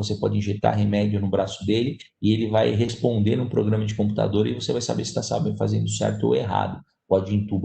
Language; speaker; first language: Portuguese; native; Portuguese